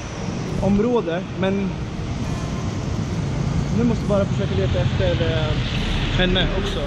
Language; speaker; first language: Swedish; early bilingual, other home language; Nepali